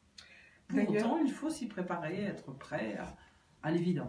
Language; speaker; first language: French; native; French